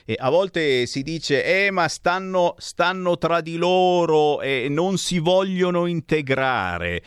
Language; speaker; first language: Italian; native; Italian